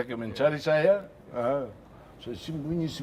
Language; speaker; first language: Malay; non-native, fluent; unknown